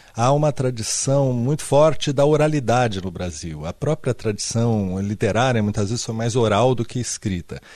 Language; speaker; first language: Portuguese; native; Portuguese